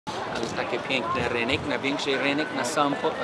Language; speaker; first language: Polish; early bilingual, heritage; English